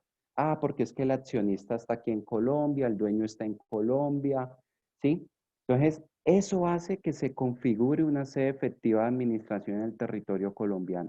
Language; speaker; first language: Spanish; native; Spanish